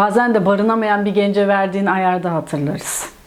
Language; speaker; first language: Turkish; native; Turkish